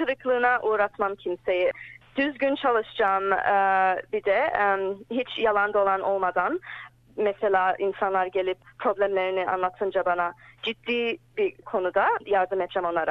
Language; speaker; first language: Turkish; early bilingual, heritage; English